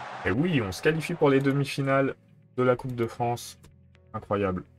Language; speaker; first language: French; native; French